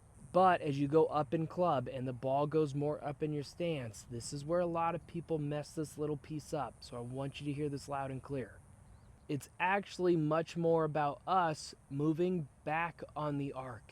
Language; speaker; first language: English; native; English